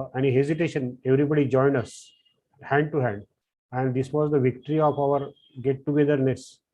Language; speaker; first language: English; non-native, local second language; Marathi